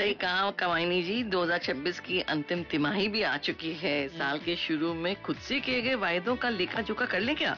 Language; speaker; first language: Hindi; native; Hindi